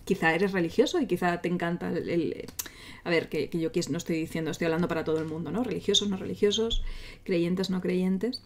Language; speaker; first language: Spanish; native; Spanish